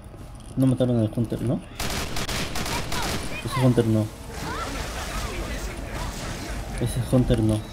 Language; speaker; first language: Spanish; native; Spanish